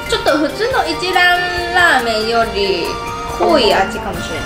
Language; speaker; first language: Japanese; non-native, fluent; Chinese